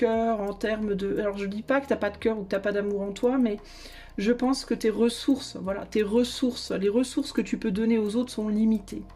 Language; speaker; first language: French; native; French